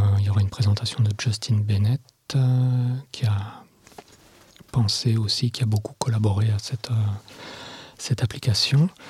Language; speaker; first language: French; native; French